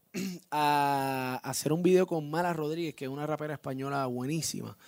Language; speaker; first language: Spanish; native; Spanish